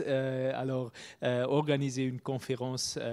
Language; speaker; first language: French; non-native, fluent; German